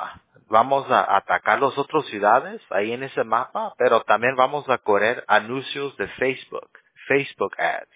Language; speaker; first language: Spanish; early bilingual, heritage; Spanish